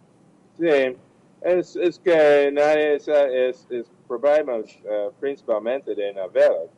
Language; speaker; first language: Portuguese; non-native, learner; English